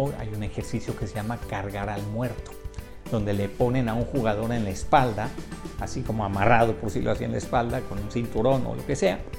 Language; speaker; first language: Spanish; native; Spanish